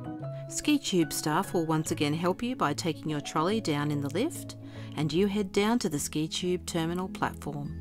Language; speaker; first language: English; native; English